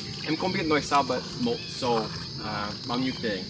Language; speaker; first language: Vietnamese; non-native, learner; English